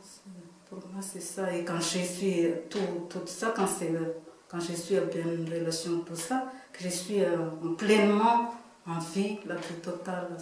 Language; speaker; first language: French; non-native, local second language; Malagasy